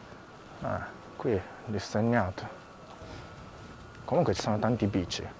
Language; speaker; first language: Italian; non-native, fluent; Japanese